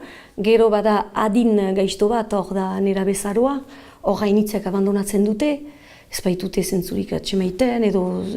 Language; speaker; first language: Basque; native; Basque